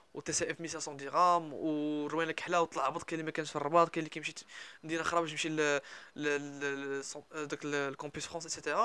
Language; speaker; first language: Arabic; native; Arabic